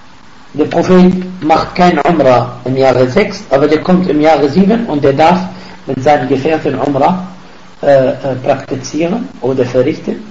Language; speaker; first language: German; non-native, fluent; Arabic